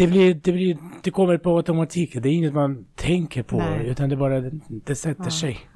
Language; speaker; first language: Swedish; non-native, fluent; Russian